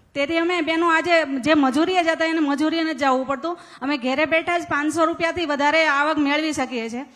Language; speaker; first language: Gujarati; native; Gujarati